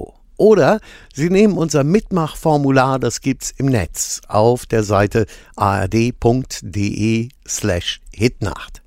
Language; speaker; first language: German; native; German